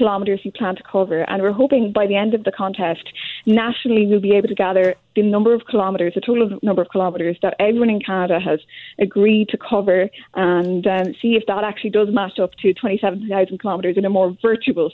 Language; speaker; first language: English; native; English